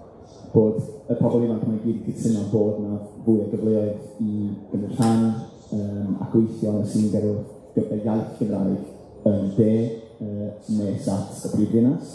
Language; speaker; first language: Welsh; native; Welsh